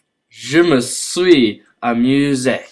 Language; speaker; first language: French; non-native, learner; English